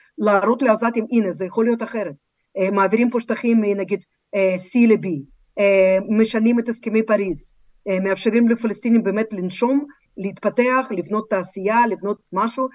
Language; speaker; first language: Hebrew; non-native, fluent; Russian